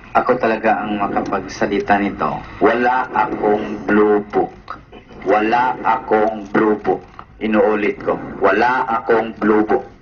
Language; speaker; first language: Filipino; non-native, local second language; Cebuano